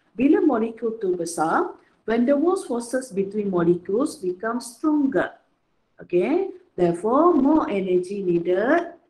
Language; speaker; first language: English; non-native, local second language; Malay